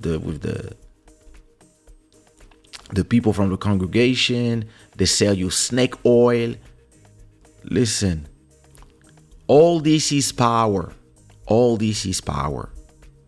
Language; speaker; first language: English; non-native, fluent; French